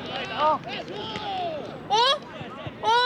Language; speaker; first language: Korean; native; Korean